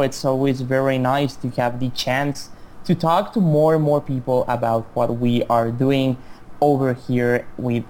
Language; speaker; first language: English; non-native, fluent; Spanish